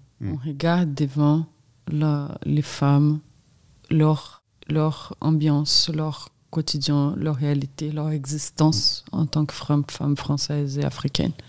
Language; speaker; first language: French; non-native, fluent; Portuguese